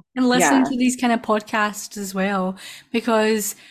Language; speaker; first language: English; native; English